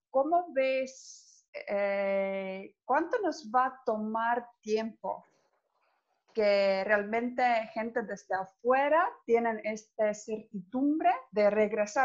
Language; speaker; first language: Spanish; non-native, fluent; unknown